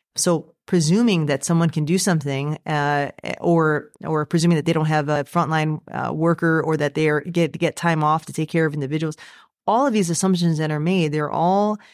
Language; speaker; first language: English; native; English